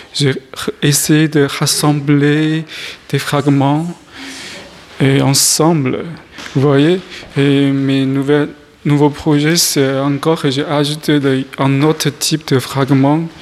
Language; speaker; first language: French; non-native, learner; Chinese